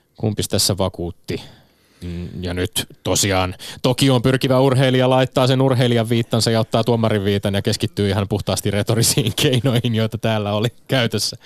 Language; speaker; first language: Finnish; native; Finnish